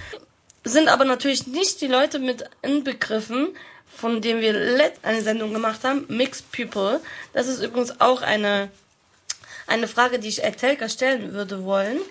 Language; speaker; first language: German; early bilingual, other home language; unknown